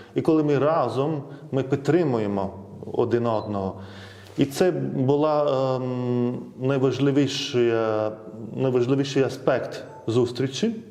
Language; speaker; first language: Ukrainian; non-native, fluent; Lithuanian